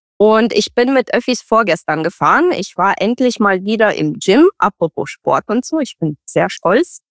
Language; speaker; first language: German; non-native, fluent; Romanian